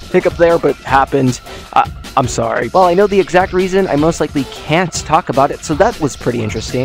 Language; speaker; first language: English; native; English